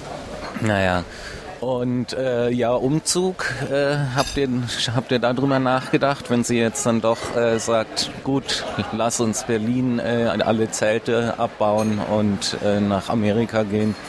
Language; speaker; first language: German; native; German